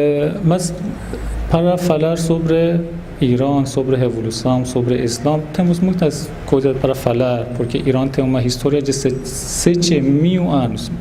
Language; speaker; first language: Portuguese; non-native, fluent; Persian